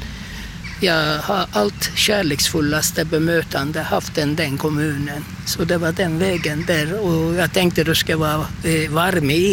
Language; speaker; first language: Swedish; non-native, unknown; Turkish